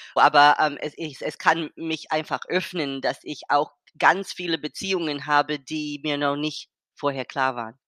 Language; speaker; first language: German; non-native, fluent; English